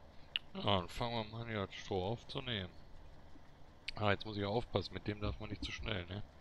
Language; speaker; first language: German; native; German